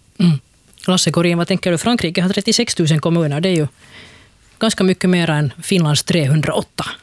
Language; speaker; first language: Swedish; native; Swedish